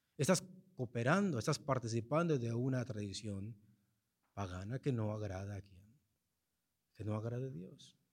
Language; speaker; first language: Spanish; early bilingual, heritage; Spanish